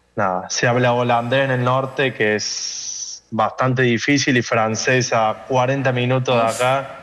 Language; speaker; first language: Spanish; native; Spanish